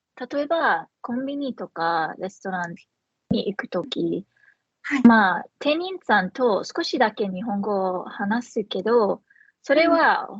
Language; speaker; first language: Japanese; non-native, fluent; English